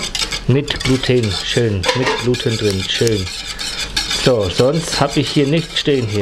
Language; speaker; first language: German; native; German